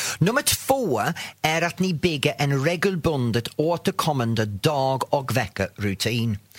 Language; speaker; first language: Swedish; non-native, fluent; English